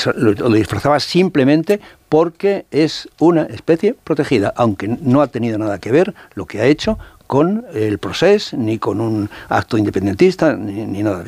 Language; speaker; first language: Spanish; native; Spanish